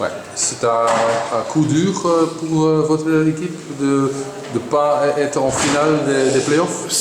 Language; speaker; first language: French; non-native, local second language; Dutch